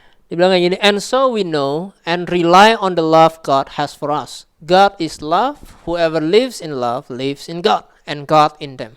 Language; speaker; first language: English; non-native, local second language; Indonesian